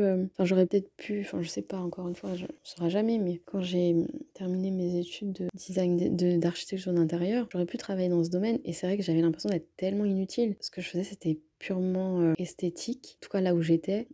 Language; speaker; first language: French; native; French